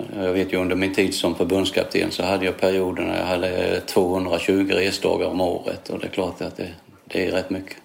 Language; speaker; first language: Swedish; native; Swedish